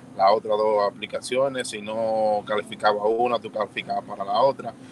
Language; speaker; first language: Spanish; early bilingual, heritage; Spanish